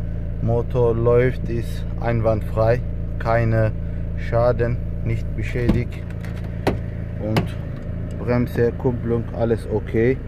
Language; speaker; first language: German; non-native, learner; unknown